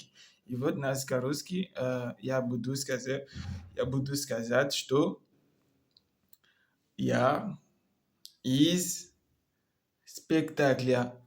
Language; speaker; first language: Russian; non-native, learner; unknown